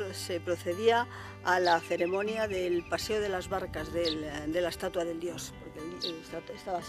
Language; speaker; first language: Spanish; native; Spanish